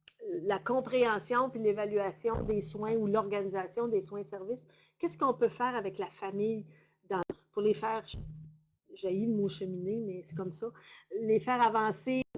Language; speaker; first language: French; native; French